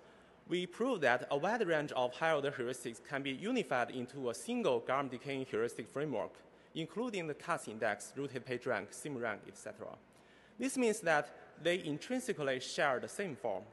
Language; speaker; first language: English; non-native, fluent; Chinese